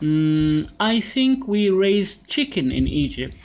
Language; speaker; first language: English; non-native, fluent; Arabic